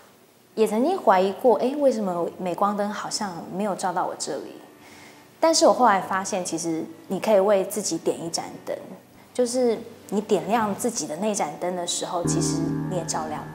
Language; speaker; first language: Chinese; native; Chinese